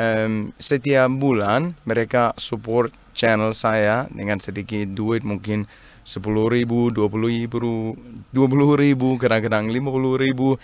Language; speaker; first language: Indonesian; non-native, learner; Danish